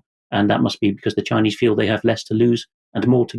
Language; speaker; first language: English; non-native, fluent; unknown